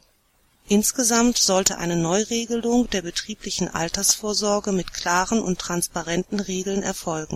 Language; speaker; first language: German; native; German